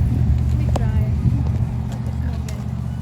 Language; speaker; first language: English; non-native, fluent; Spanish